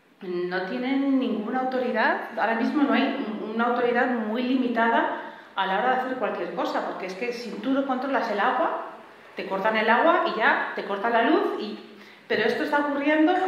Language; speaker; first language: Spanish; native; Spanish